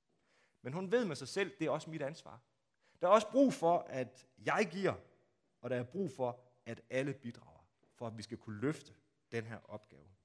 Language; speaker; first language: Danish; native; Danish